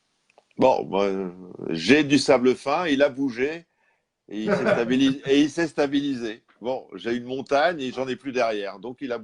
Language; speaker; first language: French; native; French